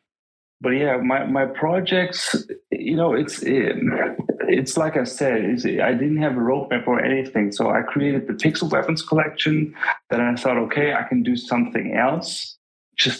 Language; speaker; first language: English; non-native, fluent; German